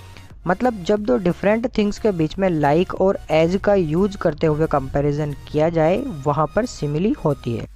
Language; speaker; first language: Hindi; native; Hindi